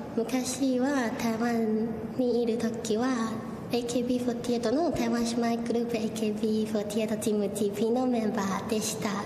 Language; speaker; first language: Japanese; non-native, learner; Chinese